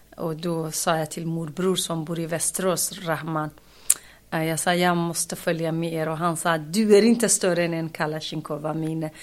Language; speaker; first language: Swedish; non-native, fluent; Kurdish